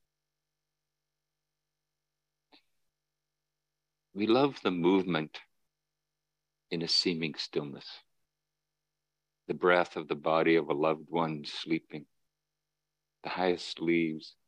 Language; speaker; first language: English; native; English